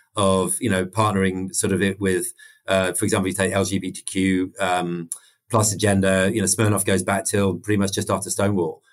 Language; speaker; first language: English; native; English